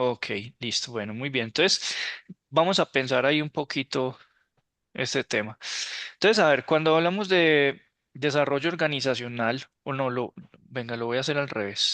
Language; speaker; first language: Spanish; native; Spanish